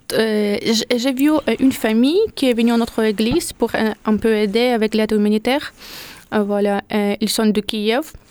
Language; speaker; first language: French; non-native, learner; Ukrainian